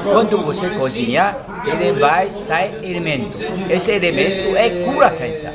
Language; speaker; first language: Portuguese; non-native, learner; Chinese